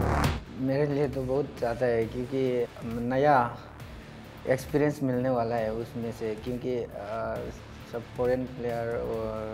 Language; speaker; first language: Hindi; non-native, local second language; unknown